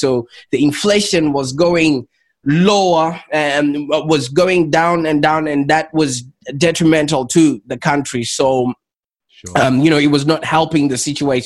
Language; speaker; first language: English; non-native, local second language; Shona